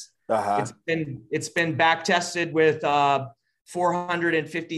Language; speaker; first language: English; native; English